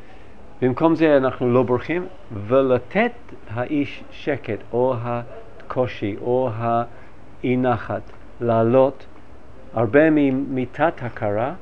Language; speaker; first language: Hebrew; non-native, fluent; English